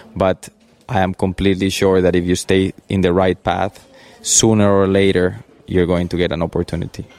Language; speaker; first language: English; early bilingual, other home language; Spanish